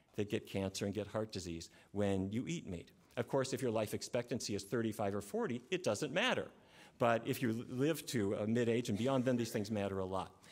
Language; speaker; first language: English; native; English